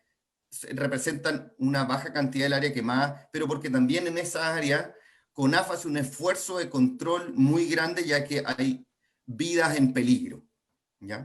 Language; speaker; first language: Spanish; native; Spanish